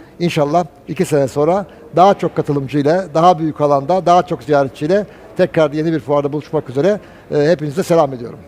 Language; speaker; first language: Turkish; native; Turkish